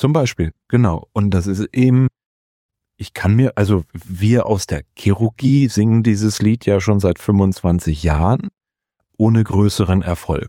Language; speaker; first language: German; native; German